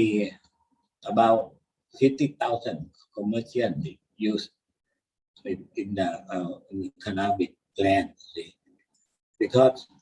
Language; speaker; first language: English; non-native, learner; Thai